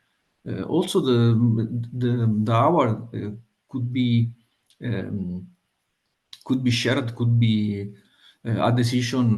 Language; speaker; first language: English; non-native, fluent; Italian